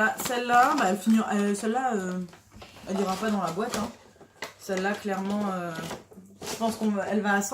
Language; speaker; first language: French; native; French